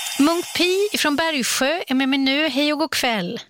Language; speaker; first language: Swedish; native; Swedish